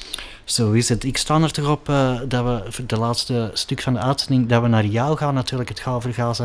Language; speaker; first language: Dutch; native; Dutch